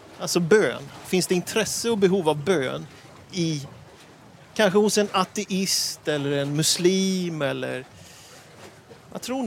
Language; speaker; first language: Swedish; native; Swedish